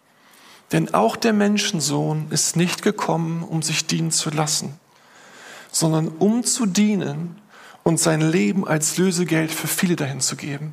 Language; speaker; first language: German; native; German